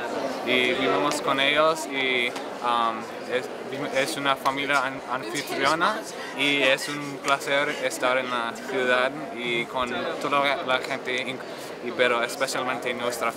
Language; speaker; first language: Spanish; non-native, learner; English